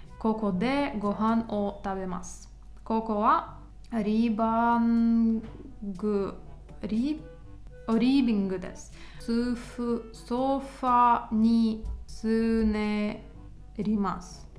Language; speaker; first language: Japanese; non-native, learner; Ukrainian